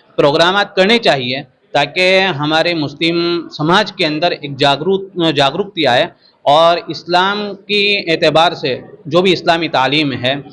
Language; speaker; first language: Urdu; non-native, local second language; Gujarati